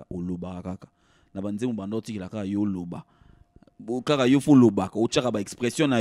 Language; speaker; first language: French; non-native, local second language; Lingala